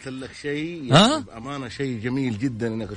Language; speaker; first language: Arabic; native; Arabic